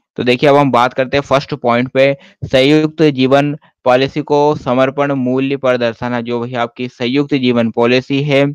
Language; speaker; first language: Hindi; native; Hindi